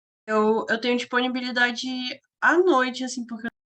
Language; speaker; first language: Portuguese; native; Portuguese